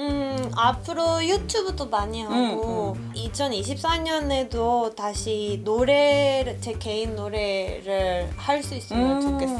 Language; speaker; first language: Korean; non-native, fluent; Spanish